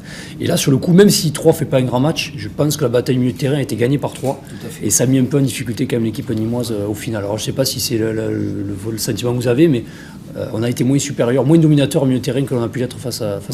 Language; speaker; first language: French; native; French